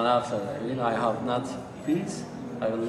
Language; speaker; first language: English; non-native, learner; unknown